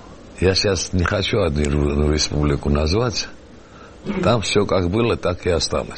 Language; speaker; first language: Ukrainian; non-native, learner; Georgian